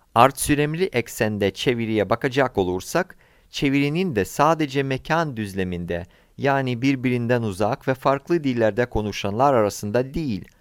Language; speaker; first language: Turkish; non-native, fluent; Ukrainian